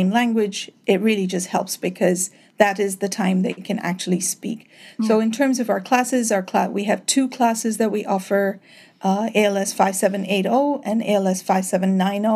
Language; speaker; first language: English; native; English